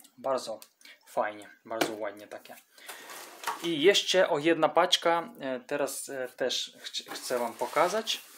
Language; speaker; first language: Polish; non-native, learner; Russian